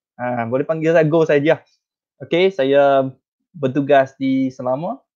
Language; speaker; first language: Malay; non-native, local second language; Chinese